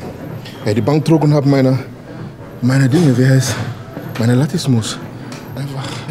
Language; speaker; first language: German; non-native, fluent; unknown